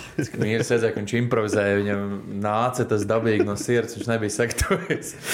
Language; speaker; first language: Latvian; native; Latvian